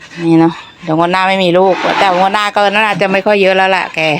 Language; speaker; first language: Thai; non-native, local second language; Northeastern Thai